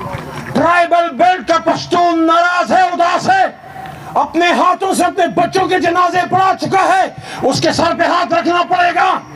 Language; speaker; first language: Urdu; native; Urdu